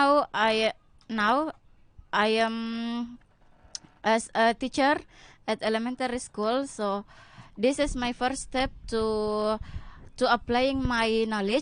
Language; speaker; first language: English; non-native, learner; Indonesian